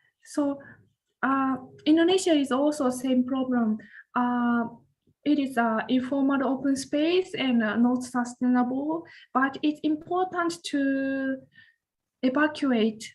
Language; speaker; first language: English; non-native, learner; Japanese